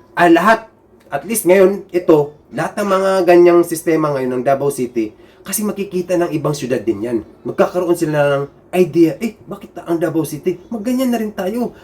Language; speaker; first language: Filipino; non-native, local second language; Cebuano